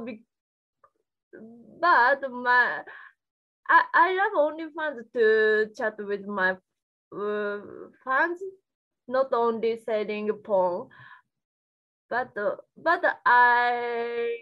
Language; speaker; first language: English; non-native, learner; Japanese